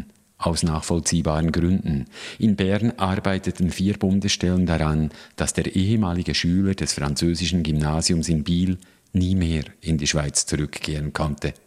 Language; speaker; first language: German; native; German